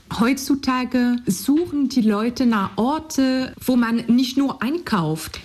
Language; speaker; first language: German; non-native, fluent; French